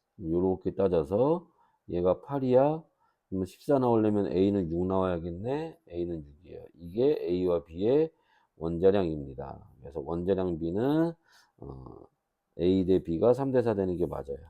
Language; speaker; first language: Korean; native; Korean